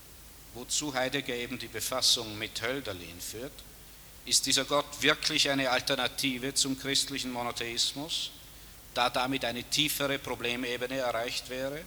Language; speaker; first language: German; native; German